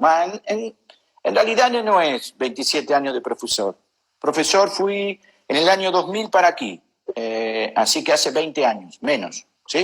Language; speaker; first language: Portuguese; non-native, learner; Spanish